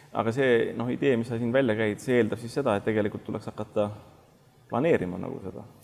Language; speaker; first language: Estonian; native; Estonian